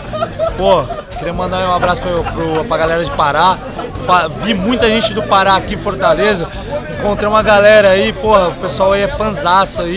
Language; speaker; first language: Portuguese; native; Portuguese